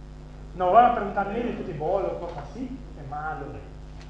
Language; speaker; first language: Spanish; non-native, fluent; Portuguese